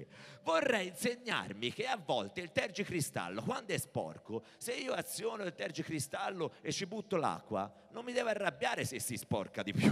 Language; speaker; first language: Italian; native; Italian